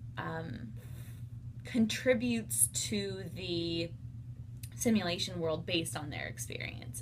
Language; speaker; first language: English; native; English